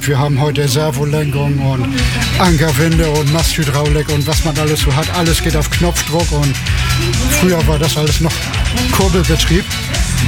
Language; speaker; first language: German; native; German